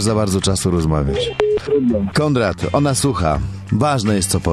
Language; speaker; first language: Polish; native; Polish